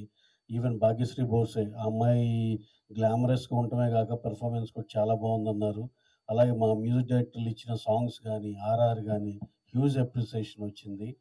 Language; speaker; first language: Telugu; native; Telugu